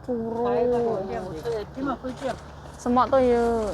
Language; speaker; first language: Chinese; non-native, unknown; Indonesian